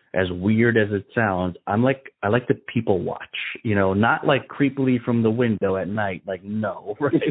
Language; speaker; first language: English; native; English